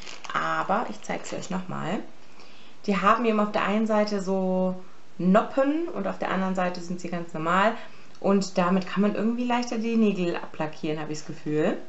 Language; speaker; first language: German; native; German